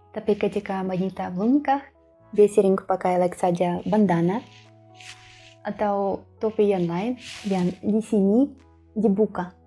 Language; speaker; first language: Indonesian; non-native, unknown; Russian